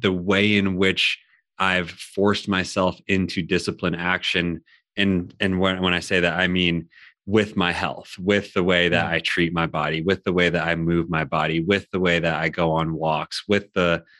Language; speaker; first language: English; native; English